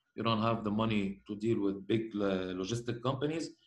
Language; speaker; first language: English; non-native, fluent; Arabic